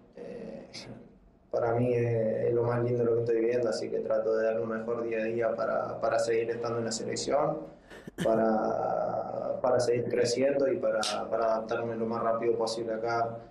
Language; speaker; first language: Spanish; native; Spanish